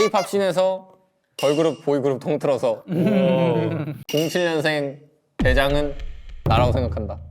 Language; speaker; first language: Korean; native; Korean